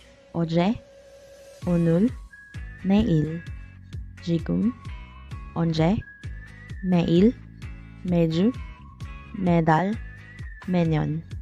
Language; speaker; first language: Korean; non-native, learner; English